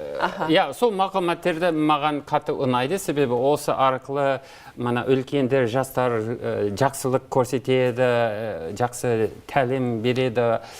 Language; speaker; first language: Kazakh; non-native, learner; English